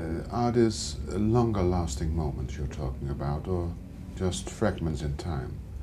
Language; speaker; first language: English; non-native, fluent; Dutch